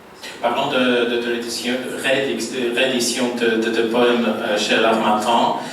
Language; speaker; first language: French; non-native, fluent; Polish